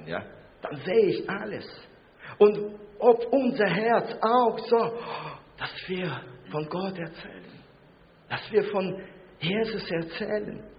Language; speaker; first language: German; non-native, fluent; Russian